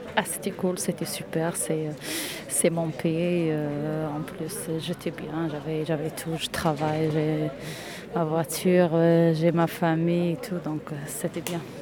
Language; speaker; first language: French; non-native, local second language; Arabic